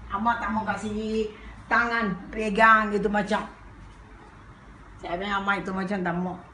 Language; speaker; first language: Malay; non-native, local second language; Tamil